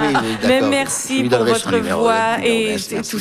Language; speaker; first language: French; native; French